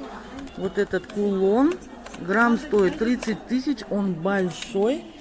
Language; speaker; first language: Russian; native; Russian